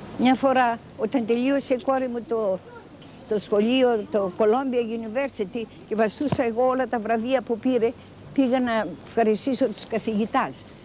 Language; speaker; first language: Greek; native; Greek